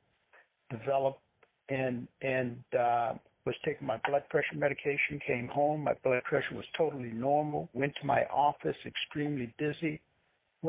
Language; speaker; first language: English; native; English